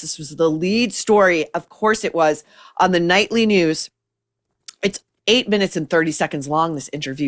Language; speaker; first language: English; native; English